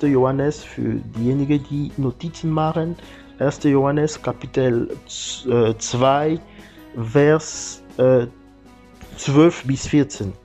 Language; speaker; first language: German; non-native, learner; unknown